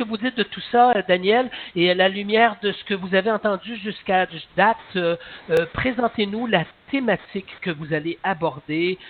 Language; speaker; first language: French; native; French